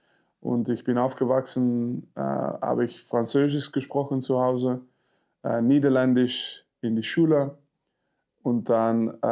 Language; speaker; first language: German; non-native, fluent; French